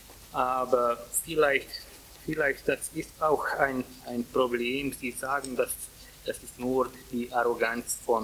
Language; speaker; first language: German; non-native, fluent; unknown